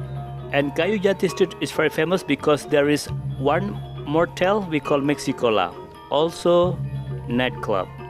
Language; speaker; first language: English; non-native, local second language; Indonesian